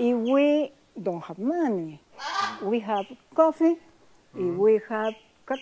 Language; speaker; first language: English; non-native, learner; Spanish